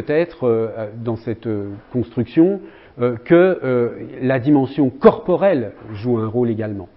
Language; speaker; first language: French; native; French